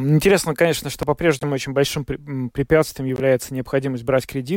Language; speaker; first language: Russian; native; Russian